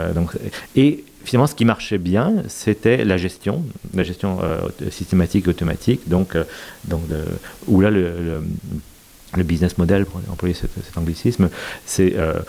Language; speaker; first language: French; native; French